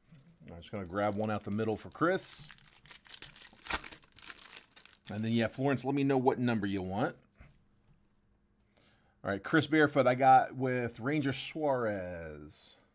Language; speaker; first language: English; native; English